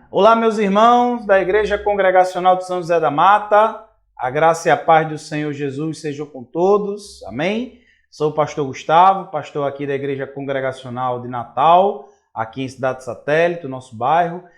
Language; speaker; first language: Portuguese; native; Portuguese